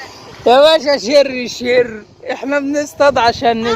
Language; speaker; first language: Arabic; native; Arabic